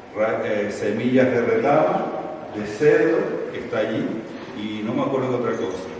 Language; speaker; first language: Spanish; native; Spanish